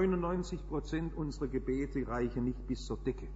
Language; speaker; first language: German; native; German